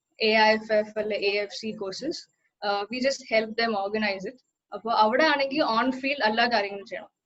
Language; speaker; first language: Malayalam; early bilingual, heritage; Malayalam